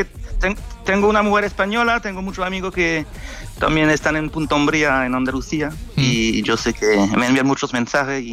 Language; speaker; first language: Spanish; non-native, fluent; French